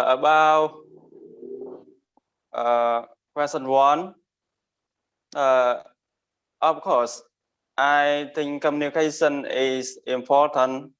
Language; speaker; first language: English; non-native, learner; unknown